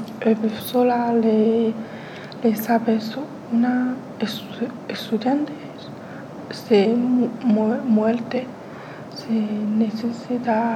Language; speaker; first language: Spanish; non-native, learner; Chinese